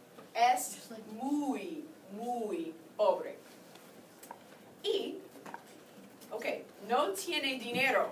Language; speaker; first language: Spanish; non-native, fluent; English